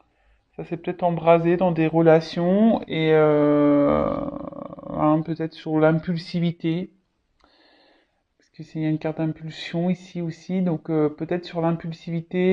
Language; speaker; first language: French; native; French